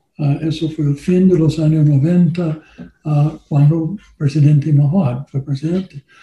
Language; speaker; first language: Spanish; non-native, learner; English